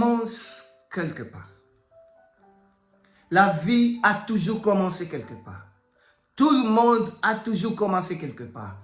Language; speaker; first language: French; non-native, local second language; Lingala